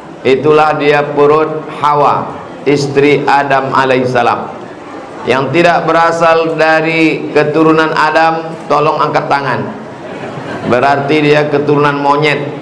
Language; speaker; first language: Indonesian; native; Indonesian